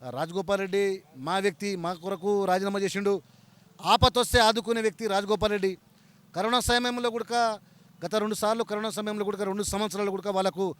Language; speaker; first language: Telugu; non-native, local second language; Lambadi